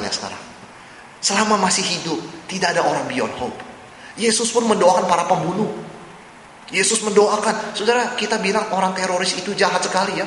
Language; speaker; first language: Indonesian; native; Indonesian